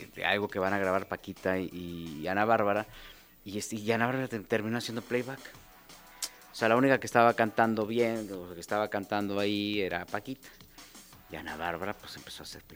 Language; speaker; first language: Spanish; native; Spanish